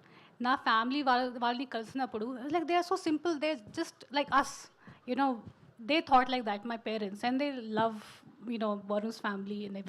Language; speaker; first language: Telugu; non-native, fluent; Hindi